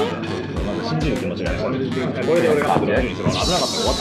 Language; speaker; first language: Japanese; native; Japanese